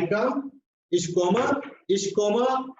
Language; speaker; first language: German; non-native, fluent; Hindi